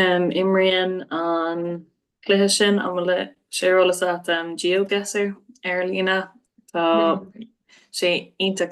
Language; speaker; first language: Irish; non-native, local second language; English